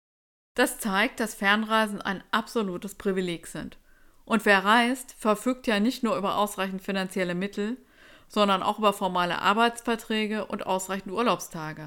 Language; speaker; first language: German; native; German